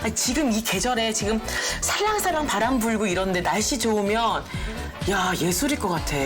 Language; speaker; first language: Korean; native; Korean